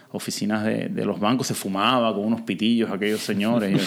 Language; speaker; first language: Spanish; native; Spanish